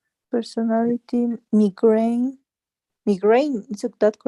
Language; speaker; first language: English; non-native, learner; Spanish